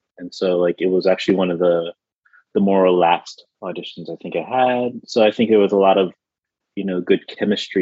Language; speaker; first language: English; native; English